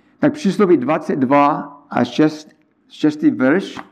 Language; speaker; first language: Czech; non-native, learner; English